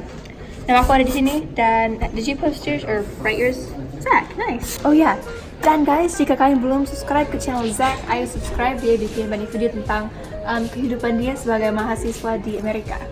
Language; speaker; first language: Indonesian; non-native, fluent; English